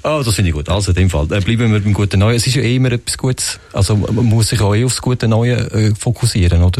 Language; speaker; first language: German; native; German